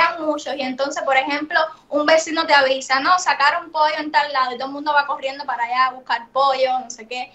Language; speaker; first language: Spanish; native; Spanish